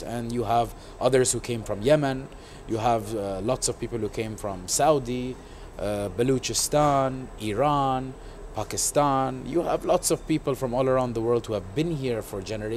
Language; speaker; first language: English; non-native, local second language; Arabic